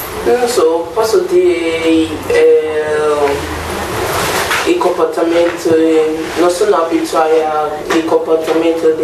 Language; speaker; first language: Italian; non-native, learner; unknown